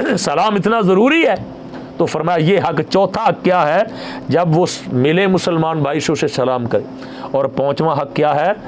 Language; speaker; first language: Urdu; non-native, local second language; Punjabi